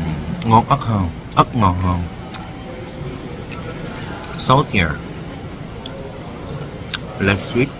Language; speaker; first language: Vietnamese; non-native, learner; Korean